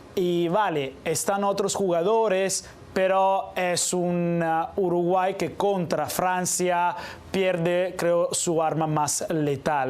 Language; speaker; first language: Spanish; non-native, fluent; Italian